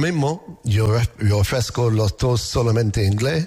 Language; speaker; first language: Spanish; non-native, learner; English